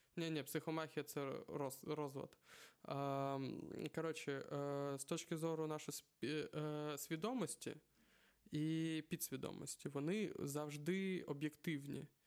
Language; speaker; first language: Ukrainian; non-native, local second language; Russian